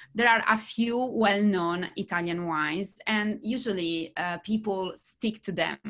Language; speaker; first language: English; non-native, fluent; Italian